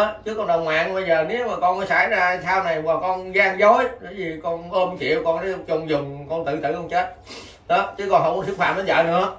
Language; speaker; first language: Vietnamese; native; Vietnamese